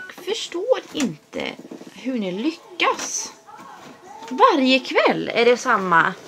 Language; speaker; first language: Swedish; native; Swedish